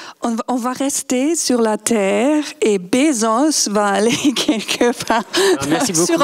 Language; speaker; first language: French; non-native, fluent; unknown